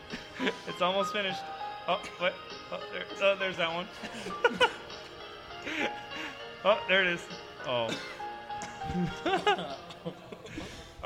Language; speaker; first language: English; native; English